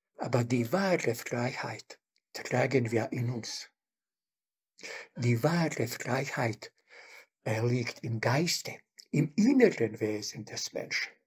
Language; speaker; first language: German; non-native, fluent; Bosnian